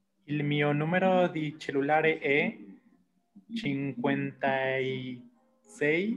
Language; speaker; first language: Italian; non-native, learner; Spanish